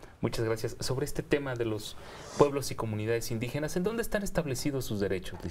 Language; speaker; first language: Spanish; native; Spanish